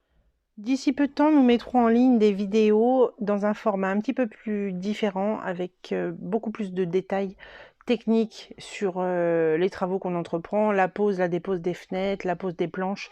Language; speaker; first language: French; native; French